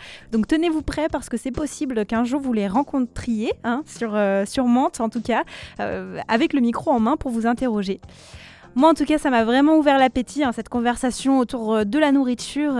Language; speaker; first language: French; native; French